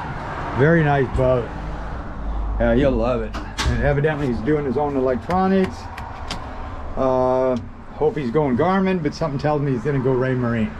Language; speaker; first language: English; native; English